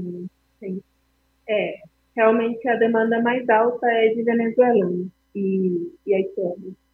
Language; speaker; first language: Portuguese; non-native, fluent; Spanish